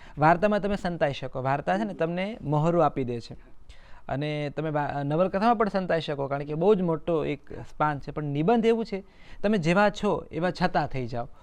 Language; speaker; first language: Gujarati; native; Gujarati